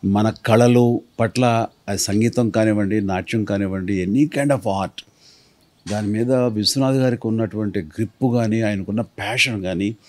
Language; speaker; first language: Telugu; native; Telugu